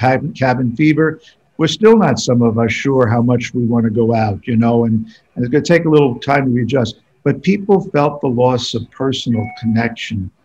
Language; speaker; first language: English; native; English